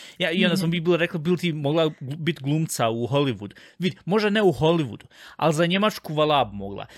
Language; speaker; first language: Bosnian; early bilingual, heritage; Bosnian